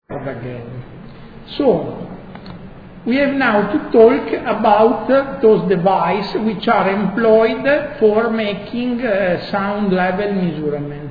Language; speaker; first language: English; non-native, fluent; Italian